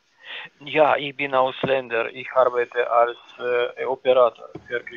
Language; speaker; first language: German; non-native, learner; Ukrainian